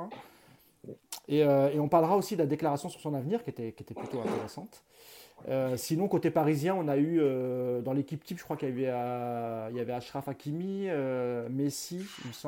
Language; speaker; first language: French; native; French